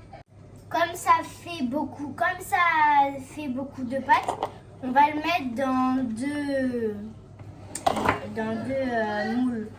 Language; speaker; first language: French; native; French